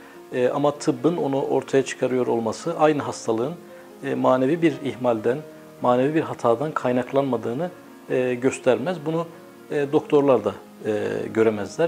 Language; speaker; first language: Turkish; native; Turkish